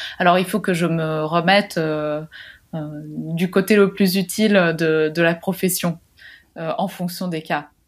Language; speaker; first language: French; non-native, fluent; Italian